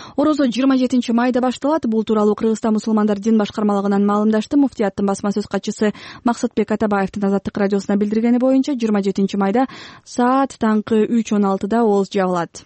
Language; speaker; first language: Kyrgyz; native; Kyrgyz